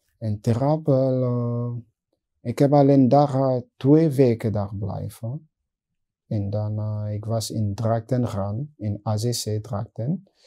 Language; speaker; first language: Dutch; non-native, learner; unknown